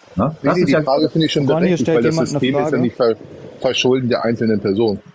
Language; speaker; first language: German; native; German